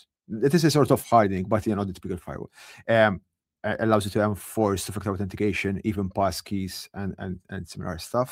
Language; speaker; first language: English; non-native, local second language; Maltese